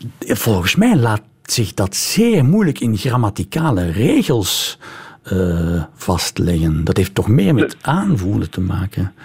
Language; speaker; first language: Dutch; native; Dutch